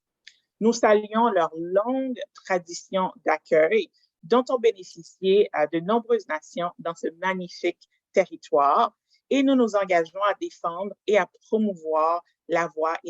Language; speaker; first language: French; native; French